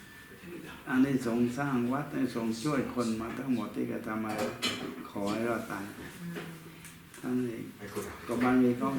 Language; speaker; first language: Thai; native; Thai